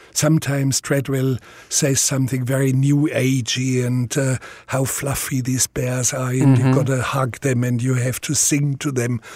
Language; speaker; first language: English; non-native, fluent; German